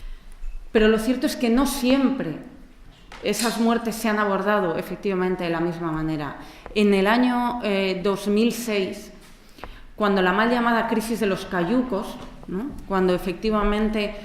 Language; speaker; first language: Spanish; native; Spanish